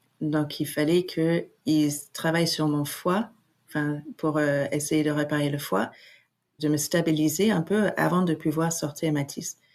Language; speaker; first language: French; non-native, fluent; English